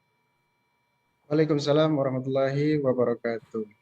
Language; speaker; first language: Indonesian; native; Indonesian